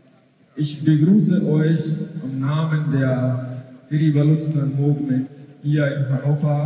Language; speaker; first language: German; non-native, fluent; Baluchi